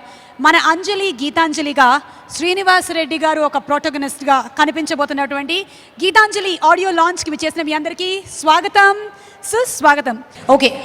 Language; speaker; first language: Telugu; native; Telugu